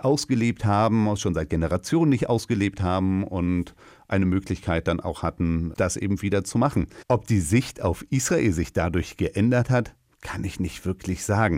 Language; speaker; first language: German; native; German